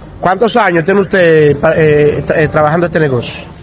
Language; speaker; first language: Spanish; native; Spanish